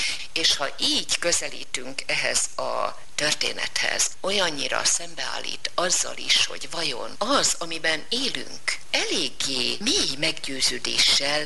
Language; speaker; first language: Hungarian; native; Hungarian